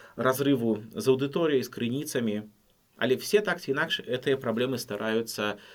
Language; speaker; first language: Belarusian; non-native, local second language; Russian